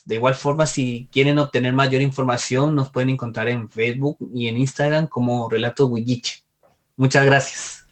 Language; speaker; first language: Spanish; native; Spanish